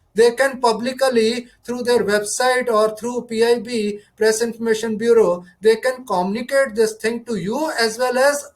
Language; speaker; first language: English; non-native, local second language; Punjabi